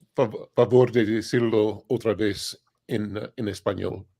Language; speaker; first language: Spanish; non-native, learner; English